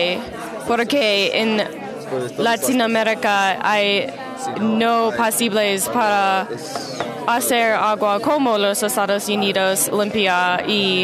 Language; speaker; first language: Spanish; non-native, learner; English